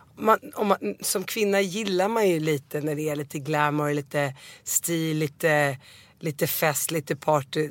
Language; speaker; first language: Swedish; early bilingual, other home language; Arabic